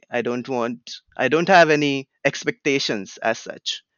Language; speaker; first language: English; non-native, local second language; Marathi